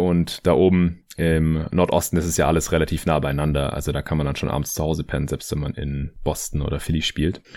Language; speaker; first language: German; native; German